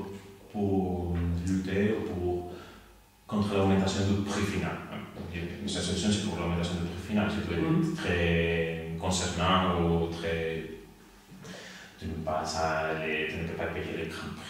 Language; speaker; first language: French; non-native, learner; Spanish